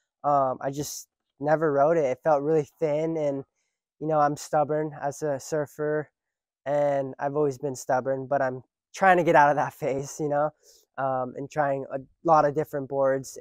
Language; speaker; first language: English; early bilingual, other home language; Japanese